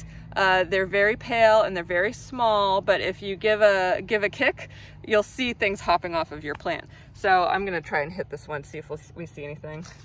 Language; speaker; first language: English; native; English